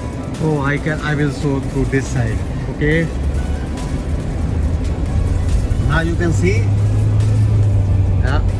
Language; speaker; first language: English; non-native, local second language; Hindi